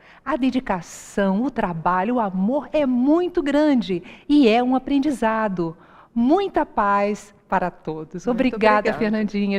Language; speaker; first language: Portuguese; native; Portuguese